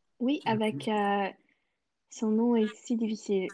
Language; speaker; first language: French; non-native, local second language; English